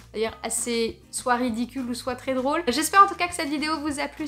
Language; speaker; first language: French; native; French